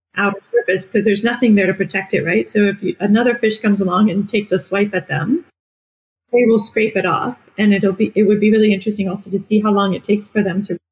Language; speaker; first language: English; native; English